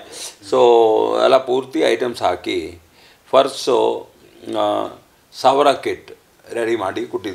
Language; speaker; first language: Kannada; non-native, learner; Hindi